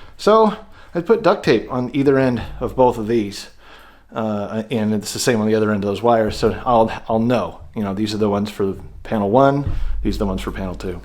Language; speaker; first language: English; native; English